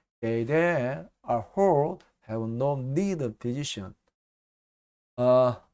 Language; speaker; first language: English; non-native, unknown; Korean